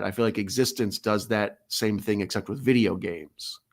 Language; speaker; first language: English; native; English